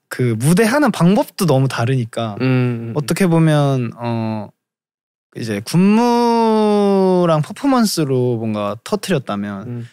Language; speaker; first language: Korean; native; Korean